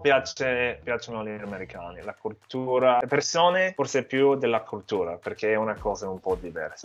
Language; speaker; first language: Italian; non-native, fluent; English